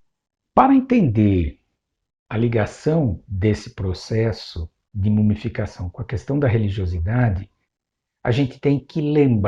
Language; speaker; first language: Portuguese; native; Portuguese